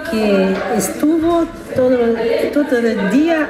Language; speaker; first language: Spanish; non-native, learner; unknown